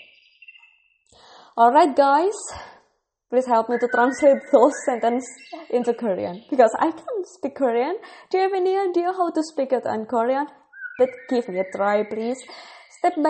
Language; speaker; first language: English; non-native, fluent; Indonesian